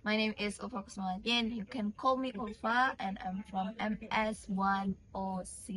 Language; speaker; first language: English; non-native, learner; Indonesian